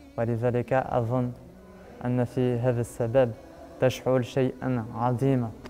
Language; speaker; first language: Arabic; non-native, learner; French